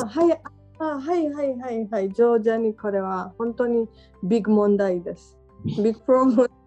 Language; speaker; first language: Japanese; non-native, learner; Georgian